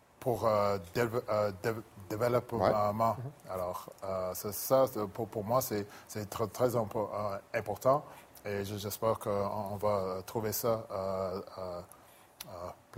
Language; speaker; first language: French; non-native, local second language; English